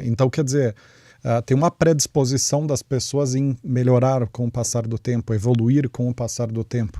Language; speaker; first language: Portuguese; native; Portuguese